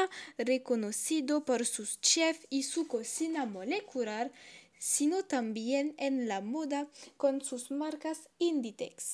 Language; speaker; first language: Spanish; non-native, learner; French